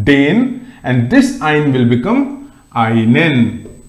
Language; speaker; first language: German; non-native, fluent; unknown